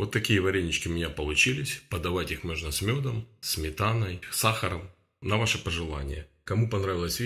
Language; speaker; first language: Russian; native; Russian